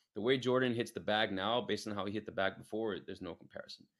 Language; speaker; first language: English; native; English